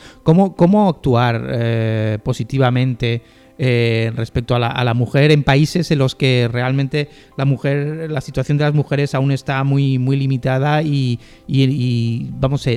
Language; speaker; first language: Spanish; native; Spanish